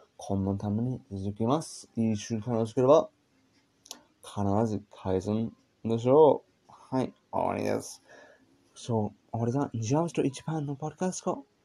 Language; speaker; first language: Japanese; non-native, learner; English